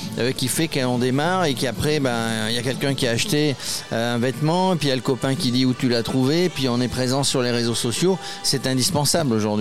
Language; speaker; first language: French; native; French